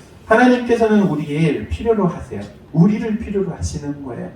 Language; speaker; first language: Korean; native; Korean